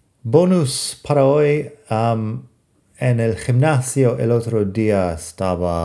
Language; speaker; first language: Spanish; non-native, fluent; English